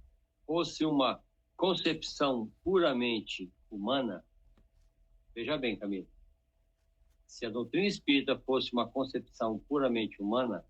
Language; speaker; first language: Portuguese; native; Portuguese